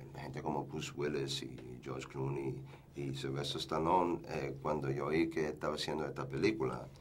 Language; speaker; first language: Spanish; early bilingual, heritage; Spanish